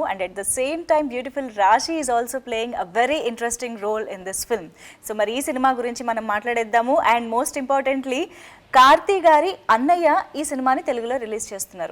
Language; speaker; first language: Telugu; native; Telugu